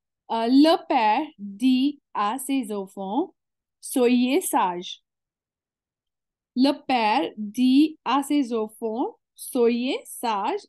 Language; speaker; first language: French; non-native, fluent; Hindi